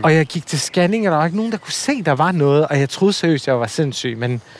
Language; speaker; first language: Danish; early bilingual, other home language; Assyrian Neo-Aramaic